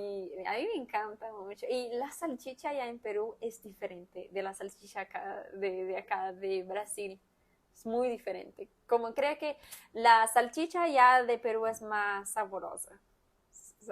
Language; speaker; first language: Spanish; non-native, fluent; Portuguese